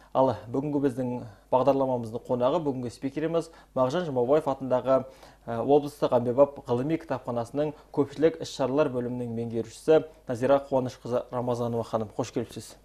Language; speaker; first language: Kazakh; native; Kazakh